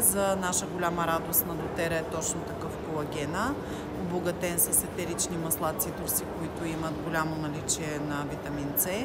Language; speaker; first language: Bulgarian; native; Bulgarian